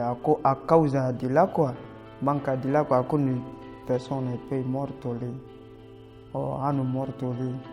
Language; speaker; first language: Italian; non-native, learner; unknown